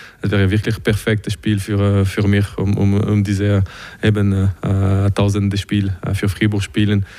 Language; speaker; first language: German; non-native, local second language; French